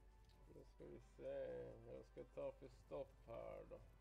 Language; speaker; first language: Swedish; native; Swedish